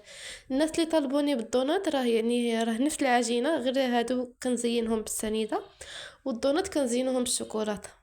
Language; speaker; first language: Arabic; native; Arabic